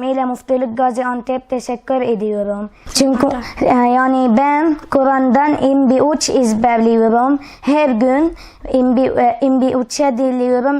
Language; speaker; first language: Turkish; early bilingual, other home language; Arabic